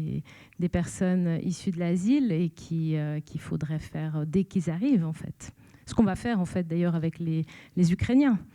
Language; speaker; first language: French; native; French